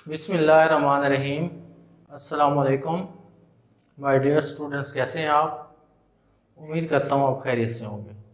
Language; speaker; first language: Urdu; non-native, local second language; Punjabi